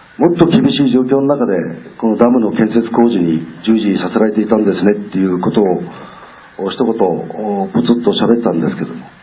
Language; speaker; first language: Japanese; native; Japanese